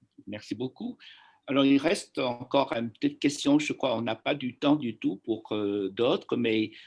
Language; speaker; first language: French; non-native, fluent; Vietnamese